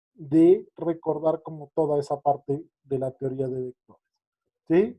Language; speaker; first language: Spanish; native; Spanish